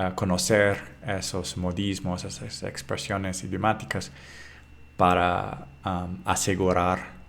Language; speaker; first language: Spanish; non-native, fluent; English